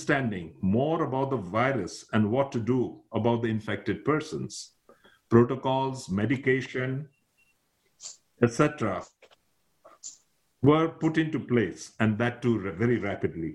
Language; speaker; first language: English; non-native, local second language; Nepali